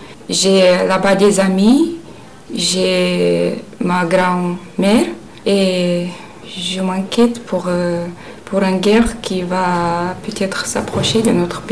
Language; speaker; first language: French; non-native, learner; Romanian